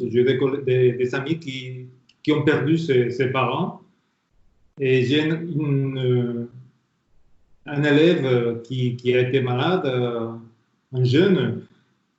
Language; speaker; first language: French; non-native, fluent; Spanish